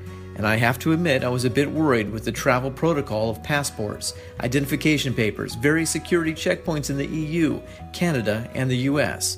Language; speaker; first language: English; native; English